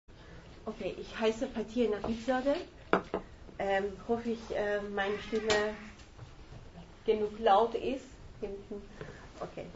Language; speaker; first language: German; non-native, fluent; Persian